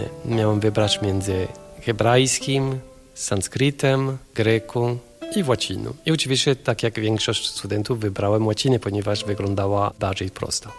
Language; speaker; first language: Polish; non-native, fluent; French